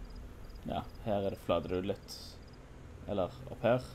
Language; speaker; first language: Norwegian; native; Norwegian